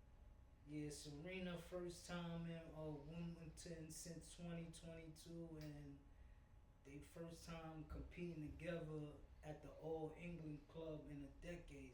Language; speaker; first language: English; native; English